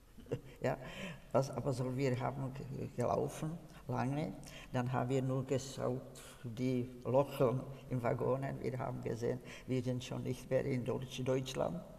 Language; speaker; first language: German; non-native, fluent; Czech